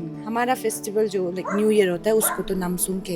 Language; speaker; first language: Hindi; non-native, local second language; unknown